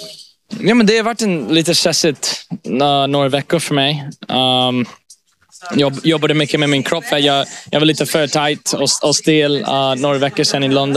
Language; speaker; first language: Swedish; early bilingual, heritage; English